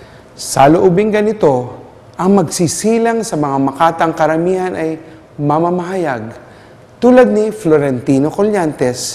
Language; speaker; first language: Filipino; native; Filipino